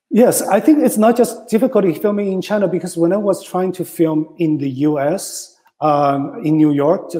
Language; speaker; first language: English; non-native, fluent; Chinese